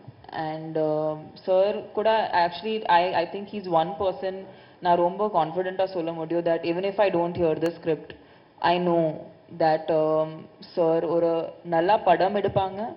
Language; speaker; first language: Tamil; non-native, fluent; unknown